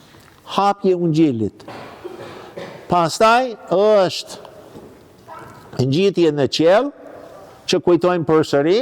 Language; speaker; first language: Albanian; non-native, fluent; English